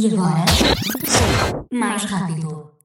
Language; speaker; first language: Portuguese; non-native, learner; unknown